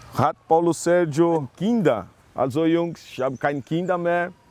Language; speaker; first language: German; non-native, learner; Portuguese